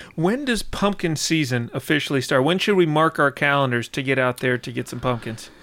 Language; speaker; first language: English; native; English